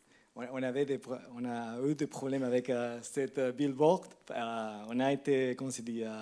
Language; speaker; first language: French; non-native, learner; Spanish